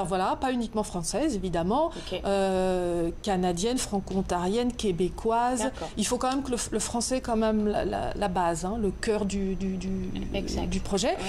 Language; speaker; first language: French; native; French